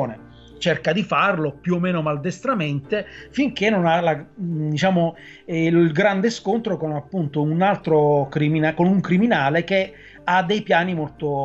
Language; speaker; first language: Italian; native; Italian